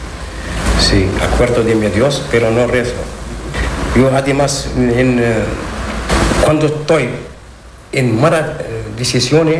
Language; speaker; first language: Spanish; non-native, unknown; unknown